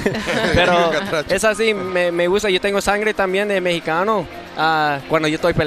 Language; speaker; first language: Spanish; early bilingual, heritage; English